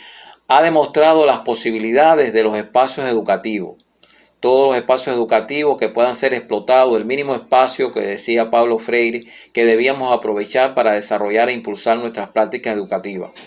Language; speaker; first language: Spanish; native; Spanish